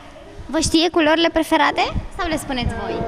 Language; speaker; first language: Romanian; native; Romanian